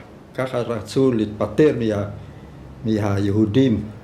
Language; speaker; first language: Hebrew; non-native, fluent; Hungarian